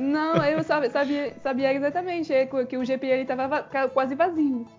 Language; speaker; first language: Portuguese; non-native, fluent; French